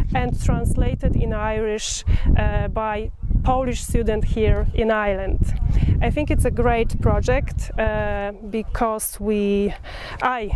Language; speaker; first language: English; non-native, fluent; Polish